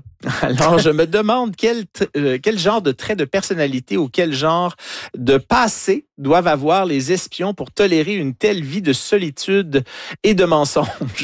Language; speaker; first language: French; native; French